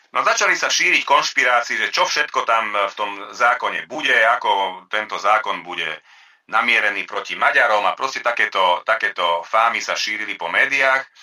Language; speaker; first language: Slovak; non-native, local second language; Hungarian